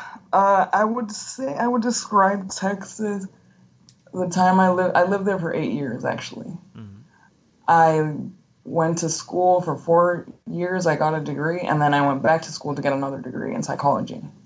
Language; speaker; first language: English; non-native, fluent; Spanish